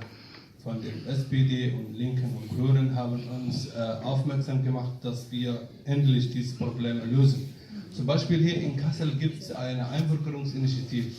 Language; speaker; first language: German; non-native, fluent; Somali